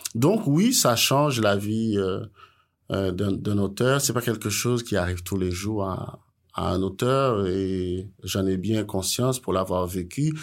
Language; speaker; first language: French; non-native, local second language; Haitian Creole